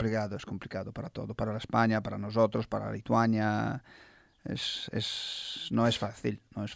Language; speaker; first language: Spanish; non-native, fluent; Italian